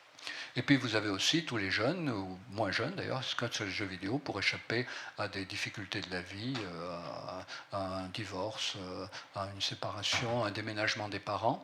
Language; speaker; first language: French; native; French